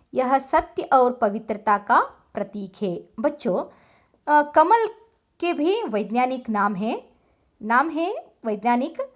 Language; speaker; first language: Hindi; non-native, local second language; Kannada